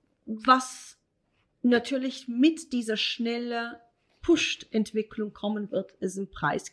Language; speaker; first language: German; non-native, fluent; Italian